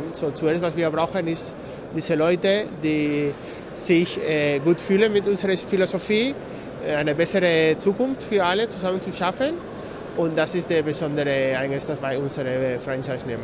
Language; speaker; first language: German; non-native, fluent; Spanish